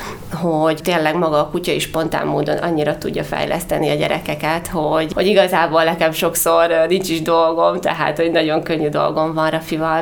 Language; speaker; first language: Hungarian; native; Hungarian